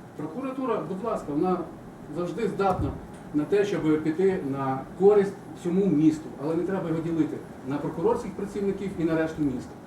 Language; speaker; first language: Ukrainian; native; Ukrainian